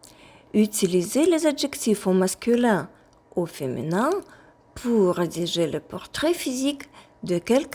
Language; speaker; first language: French; non-native, fluent; Ukrainian